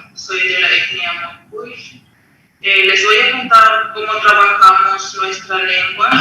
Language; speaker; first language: Spanish; non-native, local second language; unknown